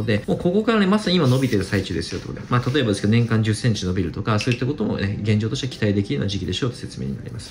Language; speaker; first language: Japanese; native; Japanese